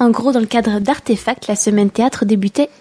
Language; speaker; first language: French; native; French